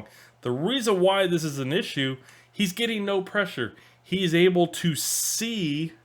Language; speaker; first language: English; native; English